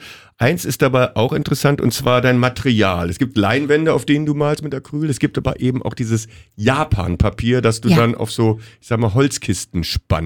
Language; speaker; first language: German; native; German